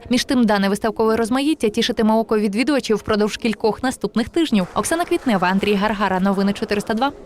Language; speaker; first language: Ukrainian; native; Ukrainian